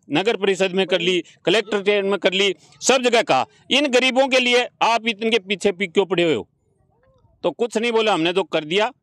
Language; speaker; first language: Hindi; native; Hindi